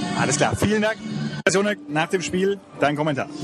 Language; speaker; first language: German; native; German